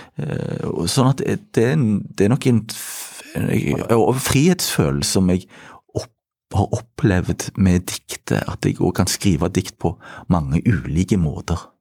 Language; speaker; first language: Norwegian; native; Norwegian